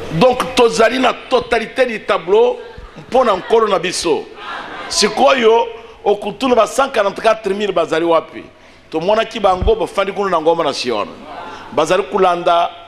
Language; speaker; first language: Lingala; native; Lingala